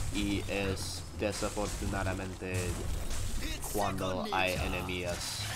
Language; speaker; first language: Spanish; non-native, learner; English